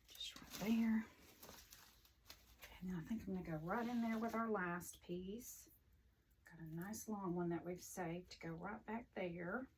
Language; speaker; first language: English; native; English